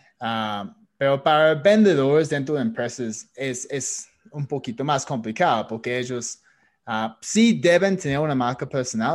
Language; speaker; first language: Spanish; non-native, fluent; English